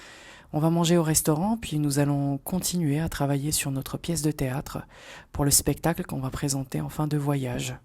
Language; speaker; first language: French; native; French